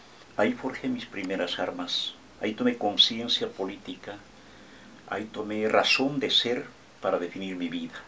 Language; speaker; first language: Spanish; native; Spanish